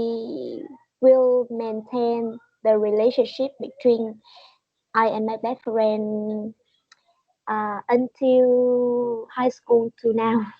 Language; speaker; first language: English; non-native, learner; Vietnamese